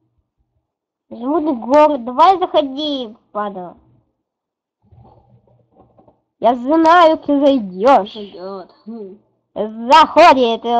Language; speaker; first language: Russian; native; Russian